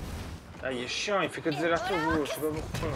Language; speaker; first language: French; native; French